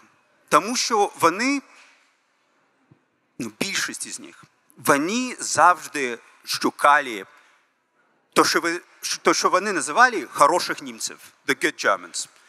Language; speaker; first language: Ukrainian; early bilingual, heritage; Ukrainian